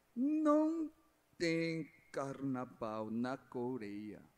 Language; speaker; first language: Portuguese; non-native, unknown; Korean